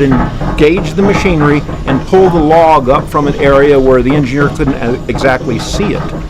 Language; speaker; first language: English; native; English